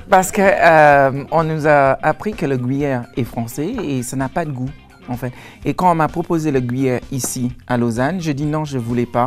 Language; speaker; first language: French; non-native, fluent; English